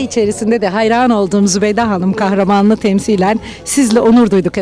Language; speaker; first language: Turkish; native; Turkish